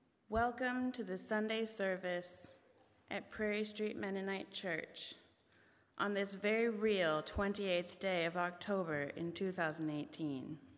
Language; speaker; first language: English; native; English